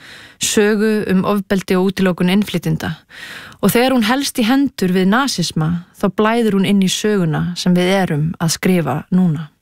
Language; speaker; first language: Icelandic; native; Icelandic